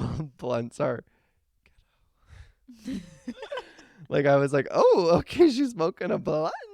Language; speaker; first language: English; native; English